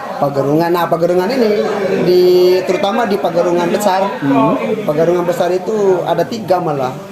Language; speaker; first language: Indonesian; non-native, local second language; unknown